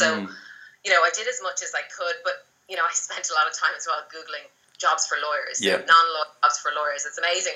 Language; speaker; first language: English; native; English